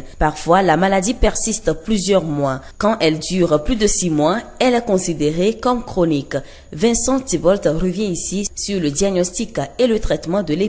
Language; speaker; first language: French; non-native, local second language; Ewe